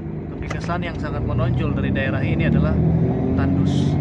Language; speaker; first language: Indonesian; native; Indonesian